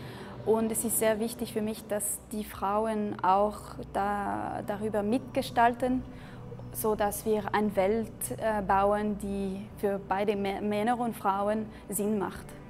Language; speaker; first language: German; non-native, local second language; French